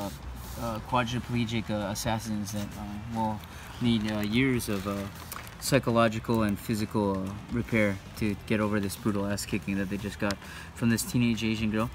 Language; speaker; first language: English; native; English